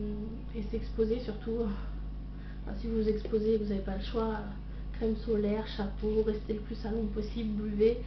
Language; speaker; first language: French; native; French